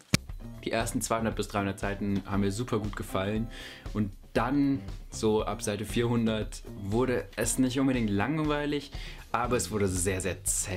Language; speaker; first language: German; native; German